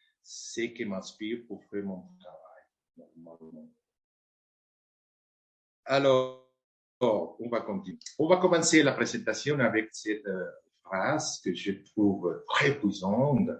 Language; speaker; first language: French; non-native, fluent; Spanish